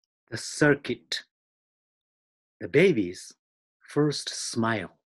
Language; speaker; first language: English; non-native, fluent; Japanese